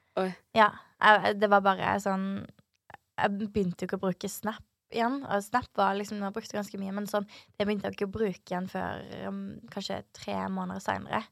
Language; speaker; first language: Norwegian; native; Norwegian